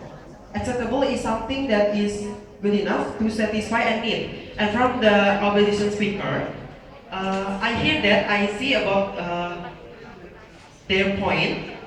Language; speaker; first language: English; non-native, learner; Indonesian